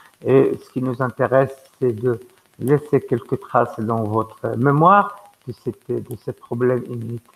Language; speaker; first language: French; non-native, local second language; Arabic